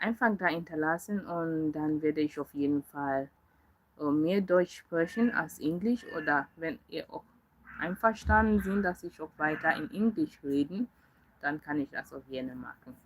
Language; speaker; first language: German; non-native, learner; Yoruba